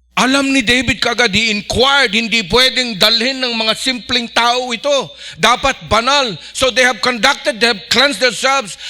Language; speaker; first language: Filipino; non-native, local second language; Iloko